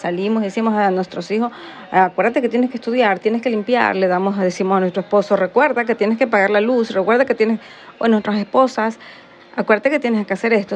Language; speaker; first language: Spanish; native; Spanish